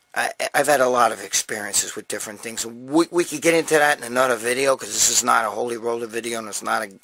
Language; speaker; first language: English; native; English